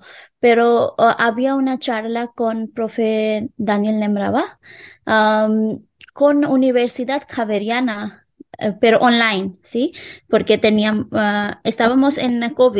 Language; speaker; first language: Spanish; non-native, local second language; Hindi